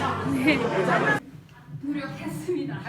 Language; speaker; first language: Korean; non-native, learner; English